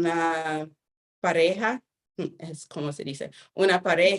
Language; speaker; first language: Spanish; non-native, fluent; English